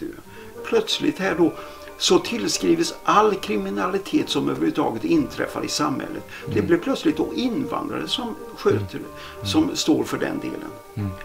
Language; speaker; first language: Swedish; native; Swedish